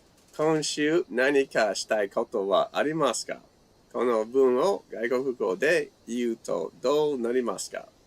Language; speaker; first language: Japanese; non-native, fluent; English